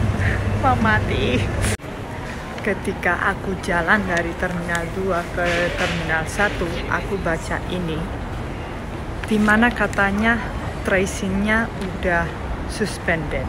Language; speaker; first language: Indonesian; non-native, fluent; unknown